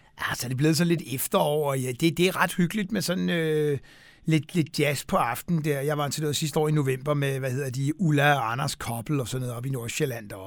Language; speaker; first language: Danish; native; Danish